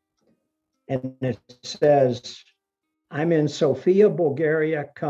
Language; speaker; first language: English; early bilingual, other home language; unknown